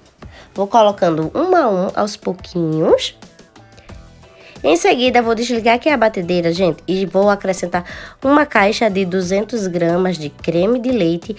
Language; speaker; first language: Portuguese; native; Portuguese